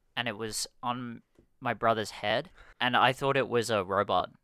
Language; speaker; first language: English; native; English